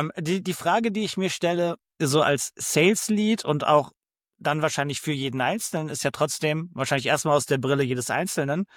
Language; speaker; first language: German; native; German